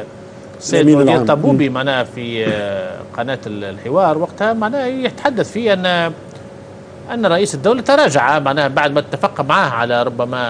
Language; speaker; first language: Arabic; native; Arabic